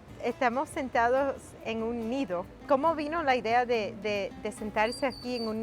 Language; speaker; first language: Spanish; early bilingual, heritage; Spanish